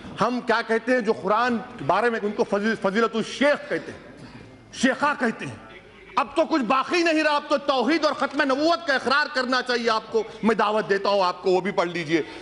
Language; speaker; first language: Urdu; native; Urdu